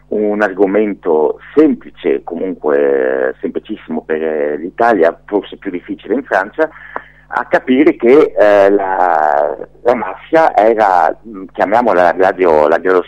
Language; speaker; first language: Italian; non-native, fluent; French